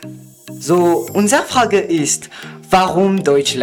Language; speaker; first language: German; non-native, learner; Malagasy